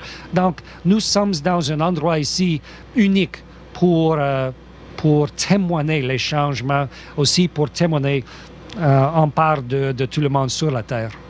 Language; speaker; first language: French; non-native, local second language; English